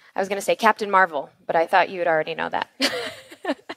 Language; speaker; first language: English; native; English